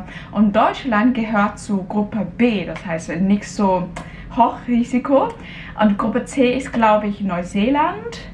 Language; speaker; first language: German; non-native, fluent; Cantonese